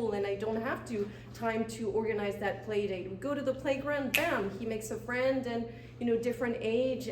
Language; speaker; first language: English; non-native, fluent; French